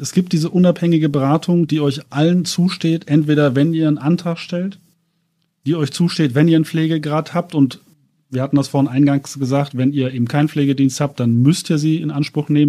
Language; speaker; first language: German; native; German